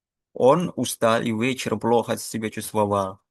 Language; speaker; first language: Russian; non-native, fluent; Indonesian